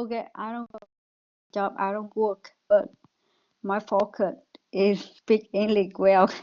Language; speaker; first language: English; non-native, learner; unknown